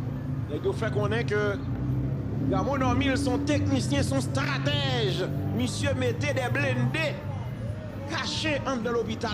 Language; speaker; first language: French; non-native, local second language; Haitian Creole